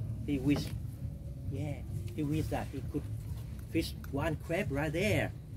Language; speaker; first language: English; non-native, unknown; Vietnamese